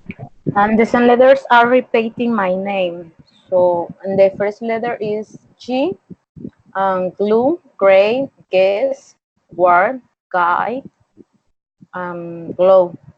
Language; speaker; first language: English; non-native, learner; Spanish